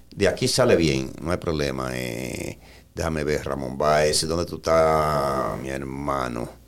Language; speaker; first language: Spanish; native; Spanish